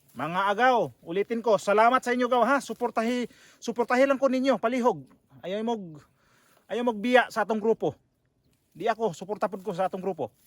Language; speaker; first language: Filipino; native; Filipino